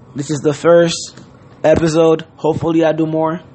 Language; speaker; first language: English; non-native, fluent; Haitian Creole